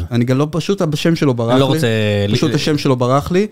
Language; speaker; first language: Hebrew; native; Hebrew